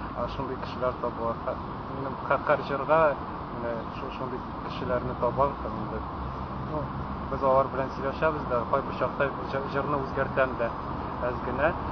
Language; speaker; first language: Tatar; non-native, local second language; Russian